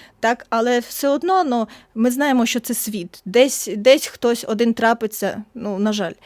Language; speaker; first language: Ukrainian; native; Ukrainian